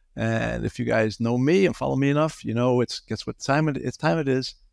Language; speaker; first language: English; native; English